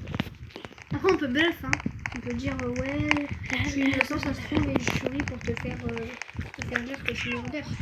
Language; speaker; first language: French; native; French